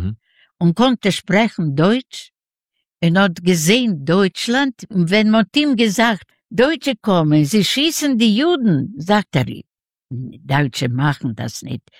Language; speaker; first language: German; non-native, learner; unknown